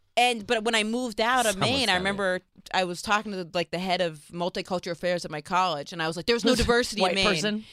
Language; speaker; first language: English; native; English